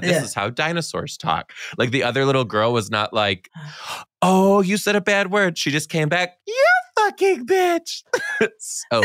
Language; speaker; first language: English; native; English